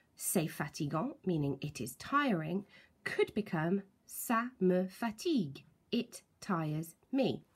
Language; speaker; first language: English; native; English